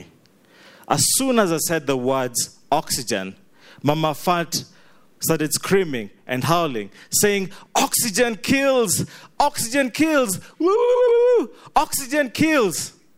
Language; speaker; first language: English; non-native, local second language; Ganda